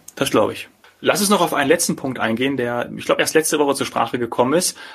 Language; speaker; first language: German; native; German